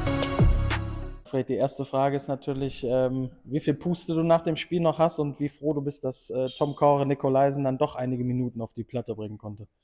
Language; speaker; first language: German; native; German